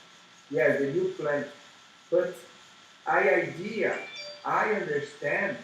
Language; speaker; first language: English; non-native, learner; Portuguese